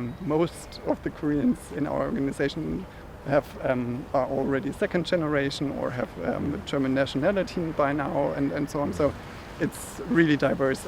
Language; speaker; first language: English; non-native, fluent; German